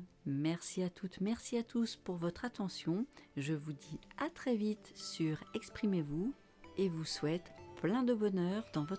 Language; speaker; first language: French; native; French